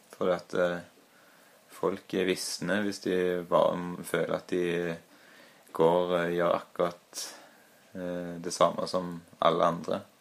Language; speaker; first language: Norwegian; native; Norwegian